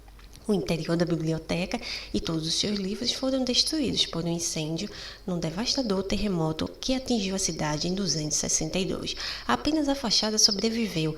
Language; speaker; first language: Portuguese; native; Portuguese